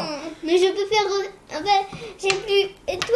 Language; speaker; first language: French; early bilingual, heritage; French